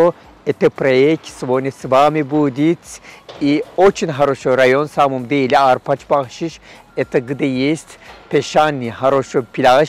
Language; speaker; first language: Russian; non-native, learner; Turkish